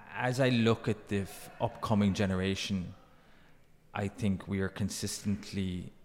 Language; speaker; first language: English; native; English